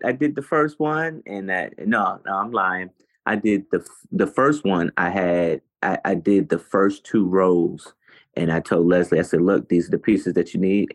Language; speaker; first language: English; native; English